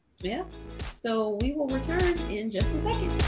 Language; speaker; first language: English; native; English